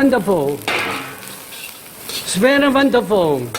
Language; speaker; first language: English; non-native, learner; Chinese